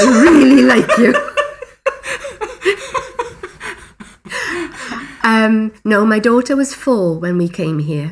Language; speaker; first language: English; native; English